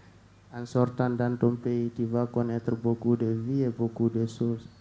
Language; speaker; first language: French; non-native, learner; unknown